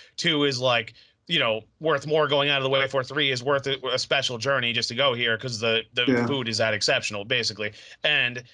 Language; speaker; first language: English; native; English